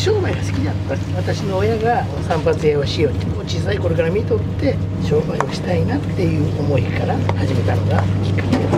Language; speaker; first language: Japanese; native; Japanese